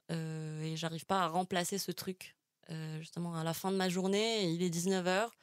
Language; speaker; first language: French; non-native, local second language; Arabic